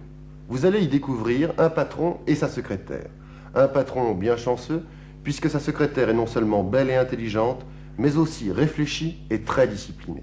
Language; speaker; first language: French; native; French